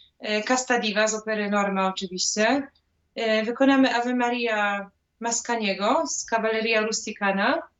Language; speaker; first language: Polish; native; Polish